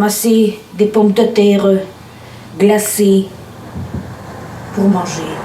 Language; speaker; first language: French; early bilingual, heritage; Russian